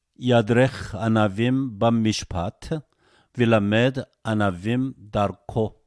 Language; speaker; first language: Hebrew; non-native, fluent; Korean